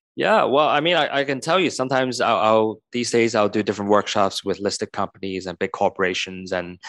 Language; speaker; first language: English; non-native, local second language; Cantonese